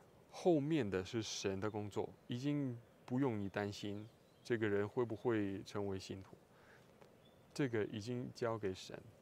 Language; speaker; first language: Chinese; non-native, fluent; Russian